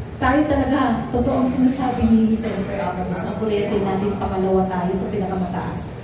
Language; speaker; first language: Filipino; native; Filipino